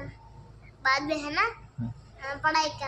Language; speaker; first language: Hindi; non-native, local second language; Gujarati